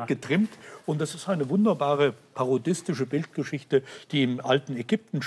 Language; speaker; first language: German; native; German